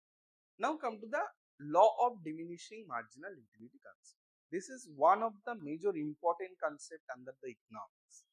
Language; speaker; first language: English; non-native, local second language; Bangla